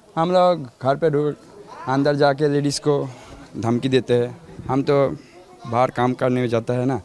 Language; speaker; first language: Hindi; non-native, local second language; Bangla